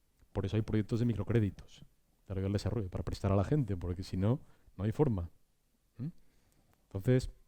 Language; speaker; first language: Spanish; native; Spanish